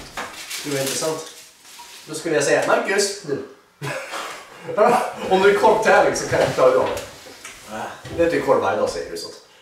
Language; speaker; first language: Swedish; native; Swedish